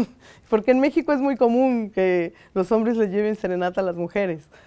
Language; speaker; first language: Spanish; native; Spanish